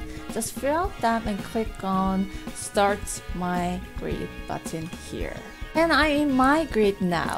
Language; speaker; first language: English; non-native, fluent; Korean